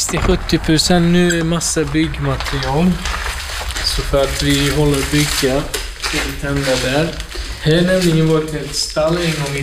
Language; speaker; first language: Swedish; non-native, fluent; Kurdish